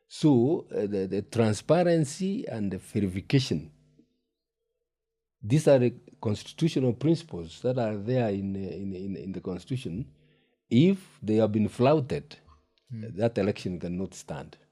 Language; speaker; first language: English; non-native, local second language; Gusii